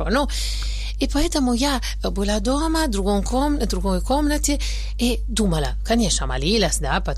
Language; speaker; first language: Russian; non-native, learner; Italian